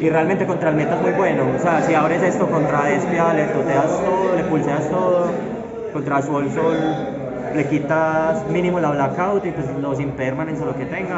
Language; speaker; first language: Spanish; native; Spanish